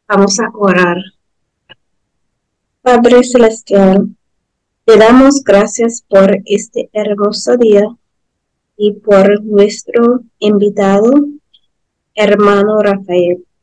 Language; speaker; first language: Spanish; non-native, learner; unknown